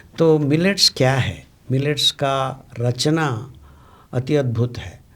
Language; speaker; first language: Hindi; non-native, local second language; Telugu